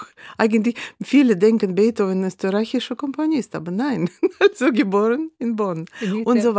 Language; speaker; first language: German; non-native, fluent; Russian